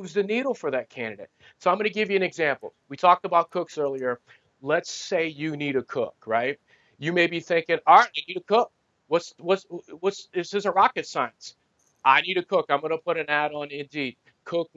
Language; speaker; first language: English; native; English